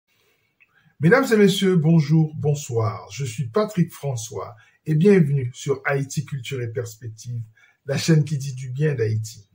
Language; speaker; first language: French; non-native, local second language; Haitian Creole